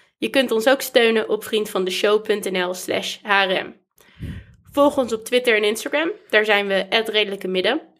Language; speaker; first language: Dutch; native; Dutch